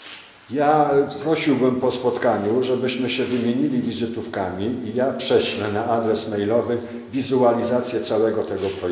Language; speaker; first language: Polish; native; Polish